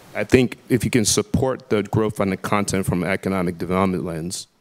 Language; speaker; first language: English; early bilingual, other home language; Akan